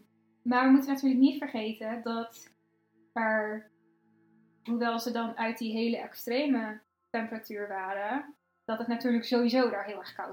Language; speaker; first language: Dutch; native; Dutch